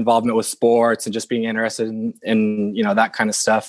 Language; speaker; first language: English; native; English